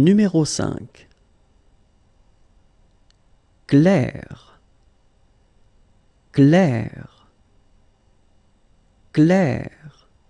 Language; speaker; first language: French; native; French